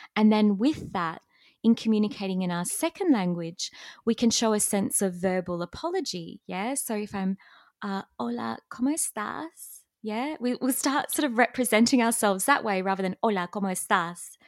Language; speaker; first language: English; native; English